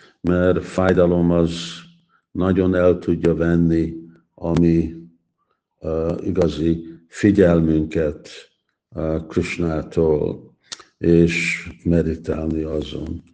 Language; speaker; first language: Hungarian; early bilingual, heritage; Hungarian